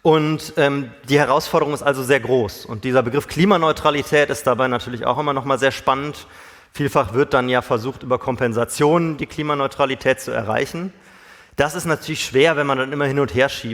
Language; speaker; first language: German; native; German